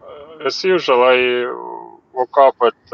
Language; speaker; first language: English; non-native, learner; Russian